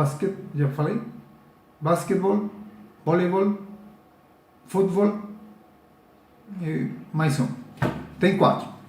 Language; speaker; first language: Portuguese; non-native, learner; Spanish